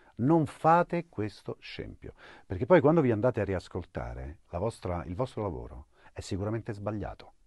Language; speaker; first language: Italian; native; Italian